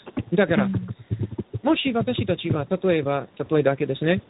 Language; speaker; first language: Japanese; non-native, learner; Italian